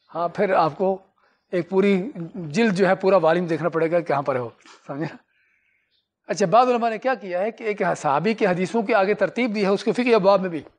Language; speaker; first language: Urdu; native; Urdu